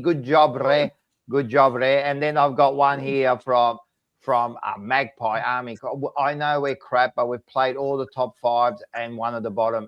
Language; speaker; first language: English; native; English